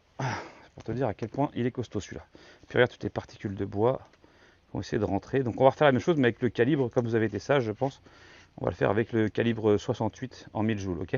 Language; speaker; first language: French; native; French